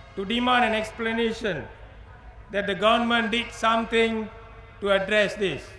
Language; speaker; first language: English; non-native, local second language; Tamil